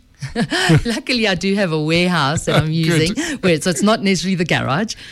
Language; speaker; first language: English; native; English